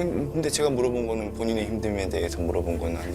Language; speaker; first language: Korean; native; Korean